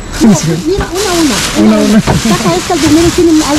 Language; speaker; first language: Spanish; non-native, learner; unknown